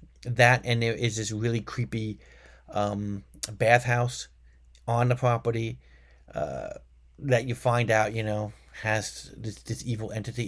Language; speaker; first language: English; native; English